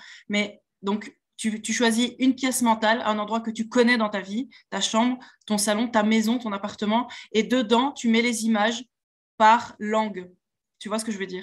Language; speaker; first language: French; native; French